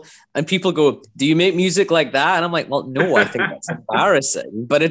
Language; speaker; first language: English; native; English